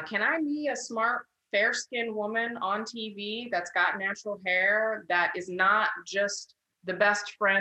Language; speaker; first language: English; native; English